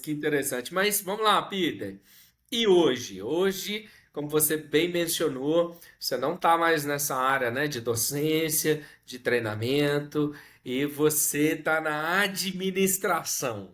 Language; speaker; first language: Portuguese; native; Portuguese